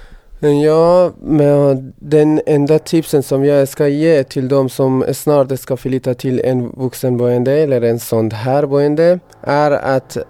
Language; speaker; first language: Swedish; non-native, fluent; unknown